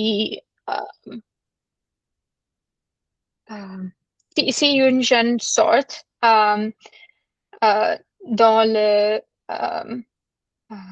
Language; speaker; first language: French; non-native, learner; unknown